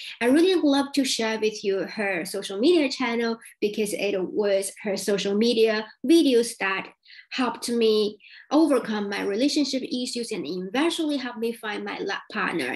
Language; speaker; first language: English; non-native, fluent; Chinese